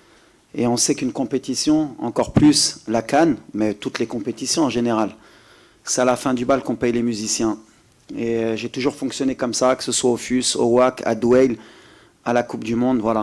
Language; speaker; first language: French; native; French